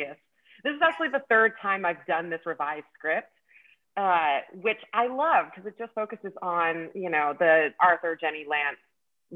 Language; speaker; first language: English; native; English